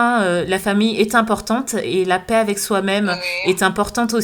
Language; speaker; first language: French; native; French